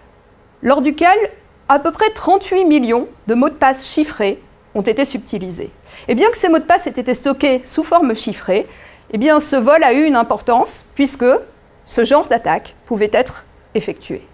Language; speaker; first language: French; native; French